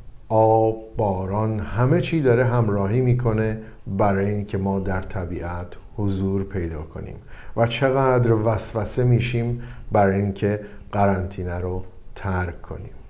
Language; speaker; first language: Persian; native; Persian